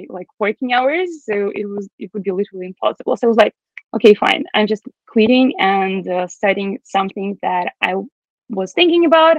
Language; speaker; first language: English; non-native, fluent; Russian